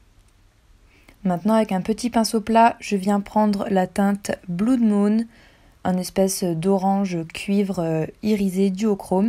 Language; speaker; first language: French; native; French